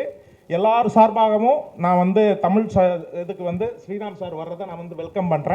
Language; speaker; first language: Tamil; native; Tamil